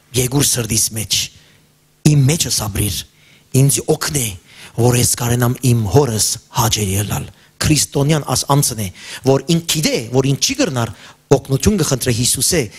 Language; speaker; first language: Armenian; early bilingual, heritage; Armenian